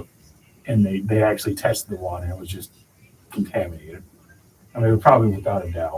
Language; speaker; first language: English; native; English